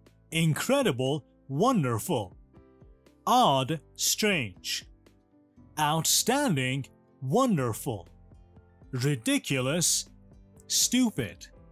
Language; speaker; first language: English; non-native, fluent; Persian